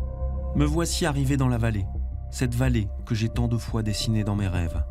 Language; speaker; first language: French; native; French